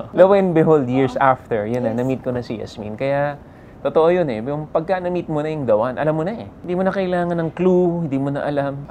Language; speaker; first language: Filipino; native; Filipino